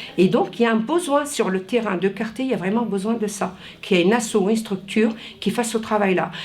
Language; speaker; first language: French; native; French